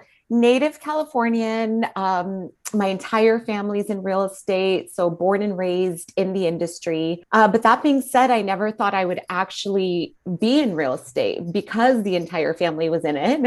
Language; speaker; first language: English; native; English